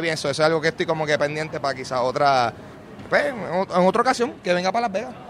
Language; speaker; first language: Spanish; native; Spanish